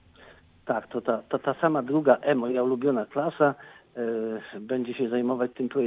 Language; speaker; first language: Polish; native; Polish